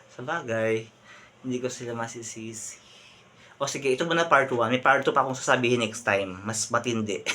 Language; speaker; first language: Filipino; non-native, local second language; Hiligaynon